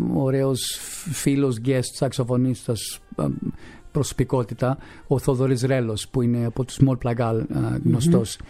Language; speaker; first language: Greek; non-native, fluent; English